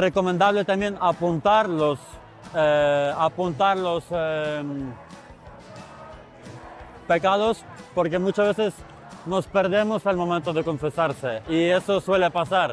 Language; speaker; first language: Spanish; non-native, fluent; Ukrainian